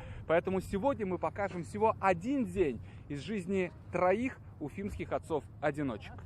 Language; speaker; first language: Russian; native; Russian